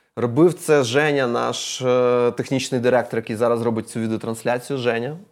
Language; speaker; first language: Ukrainian; non-native, local second language; Russian